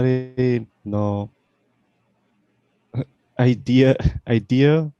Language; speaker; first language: Japanese; non-native, learner; English